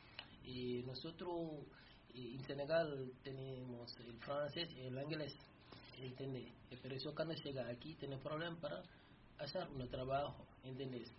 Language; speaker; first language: Spanish; non-native, learner; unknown